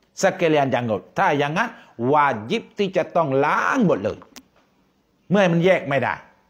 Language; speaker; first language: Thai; non-native, local second language; Pattani Malay